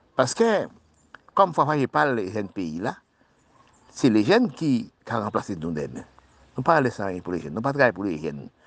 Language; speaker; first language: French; non-native, local second language; Haitian Creole